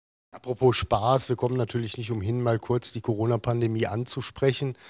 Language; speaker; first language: German; native; German